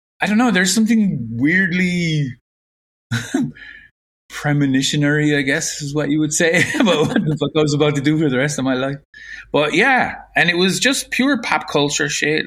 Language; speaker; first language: English; native; English